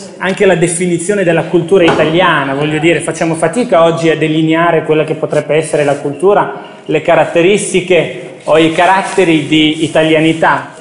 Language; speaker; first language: Italian; early bilingual, other home language; Arabic